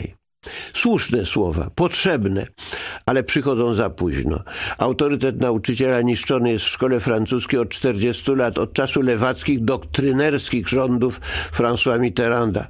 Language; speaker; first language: Polish; native; Polish